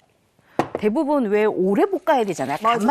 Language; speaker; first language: Korean; native; Korean